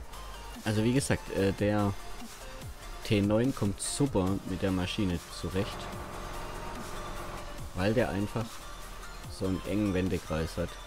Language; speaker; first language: German; native; German